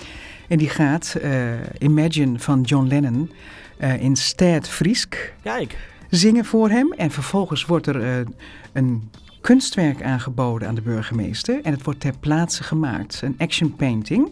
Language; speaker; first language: Dutch; native; Dutch